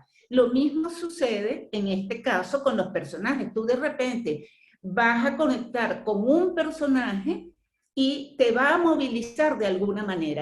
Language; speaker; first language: Spanish; native; Spanish